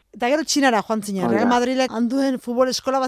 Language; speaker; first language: Basque; native; Basque